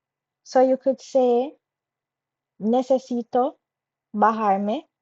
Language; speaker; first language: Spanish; non-native, fluent; English